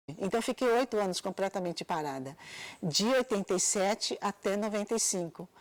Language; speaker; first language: Portuguese; early bilingual, other home language; Cantonese